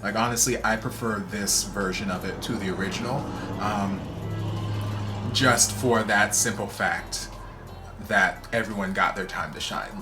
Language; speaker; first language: English; native; English